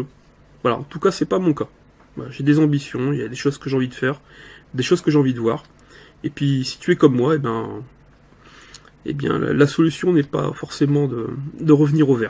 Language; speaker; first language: French; native; French